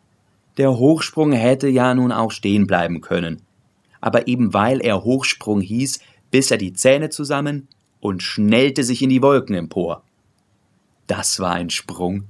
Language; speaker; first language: German; native; German